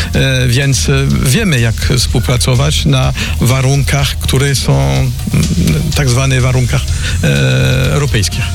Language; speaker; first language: Polish; non-native, fluent; French